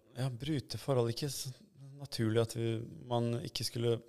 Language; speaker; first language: Norwegian; early bilingual, other home language; Albanian